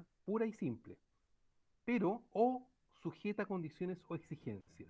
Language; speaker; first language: Spanish; native; Spanish